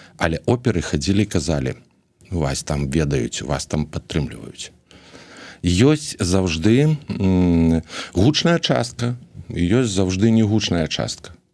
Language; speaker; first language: Belarusian; native; Belarusian